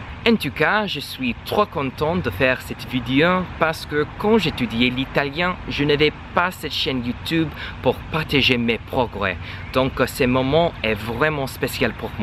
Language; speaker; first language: French; non-native, learner; English